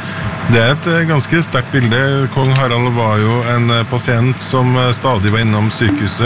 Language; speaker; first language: Norwegian; native; Norwegian